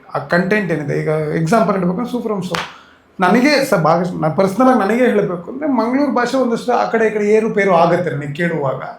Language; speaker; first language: Kannada; native; Kannada